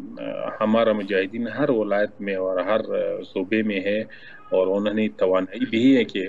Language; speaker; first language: Hindi; non-native, learner; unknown